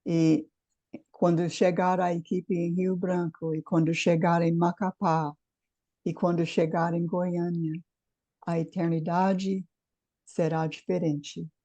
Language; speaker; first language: Portuguese; non-native, fluent; English